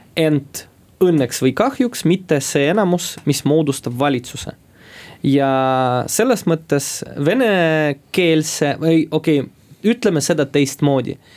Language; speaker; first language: Estonian; non-native, local second language; Russian